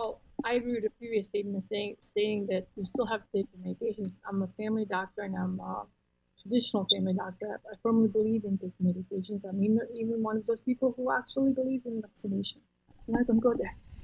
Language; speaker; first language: English; non-native, fluent; Croatian